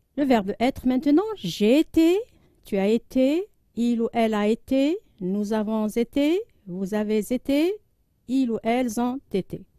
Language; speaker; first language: French; non-native, local second language; Arabic